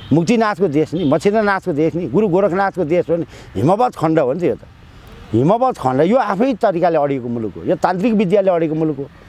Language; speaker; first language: Nepali; native; Nepali